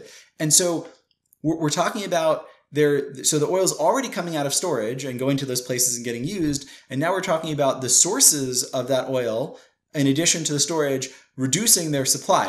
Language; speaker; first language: English; native; English